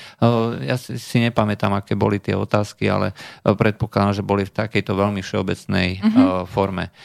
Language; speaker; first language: Slovak; native; Slovak